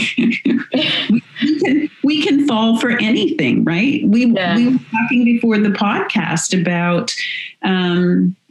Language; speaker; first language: English; native; English